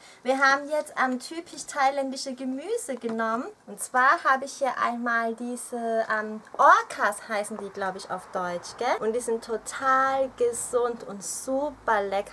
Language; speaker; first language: German; early bilingual, other home language; Thai